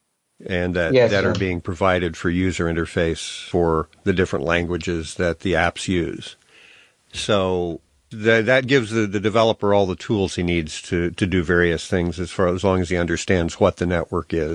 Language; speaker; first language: English; native; English